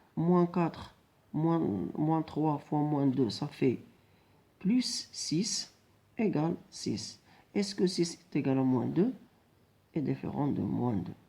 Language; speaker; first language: French; non-native, local second language; Arabic